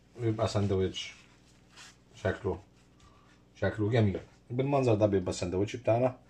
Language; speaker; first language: Arabic; native; Arabic